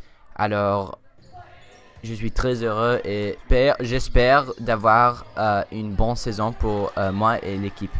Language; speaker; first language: French; non-native, learner; English